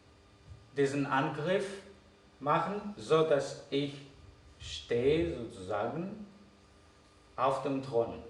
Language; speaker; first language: German; non-native, fluent; Greek